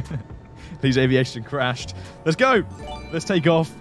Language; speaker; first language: English; native; English